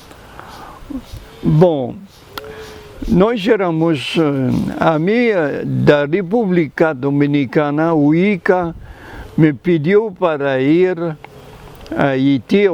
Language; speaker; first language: Portuguese; non-native, fluent; French